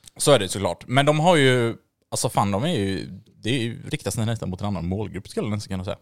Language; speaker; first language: Swedish; native; Swedish